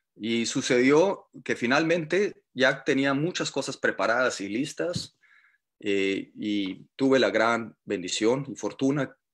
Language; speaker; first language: Spanish; native; Spanish